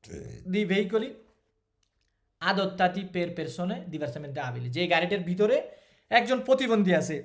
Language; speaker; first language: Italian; non-native, fluent; Bangla